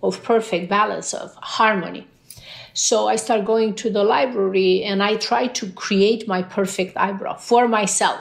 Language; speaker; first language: English; non-native, fluent; Romanian